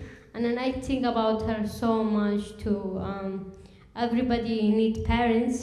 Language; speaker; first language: English; non-native, learner; Kurdish